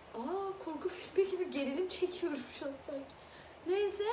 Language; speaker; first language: Turkish; early bilingual, other home language; Azerbaijani